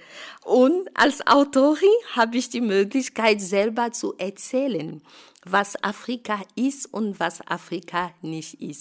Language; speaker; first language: German; non-native, fluent; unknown